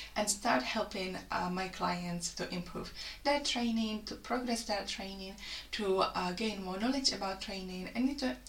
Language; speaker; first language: English; non-native, fluent; Czech